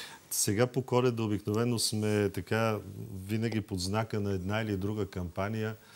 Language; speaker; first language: Bulgarian; native; Bulgarian